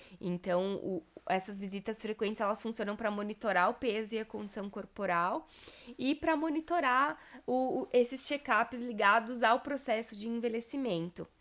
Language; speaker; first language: Portuguese; native; Portuguese